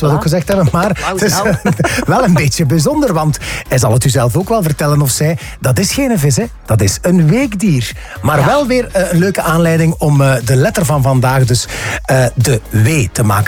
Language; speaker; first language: Dutch; native; Dutch